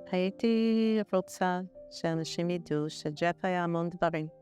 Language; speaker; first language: Hebrew; non-native, fluent; English